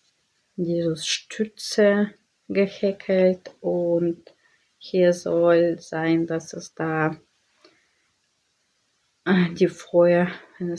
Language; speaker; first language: German; non-native, learner; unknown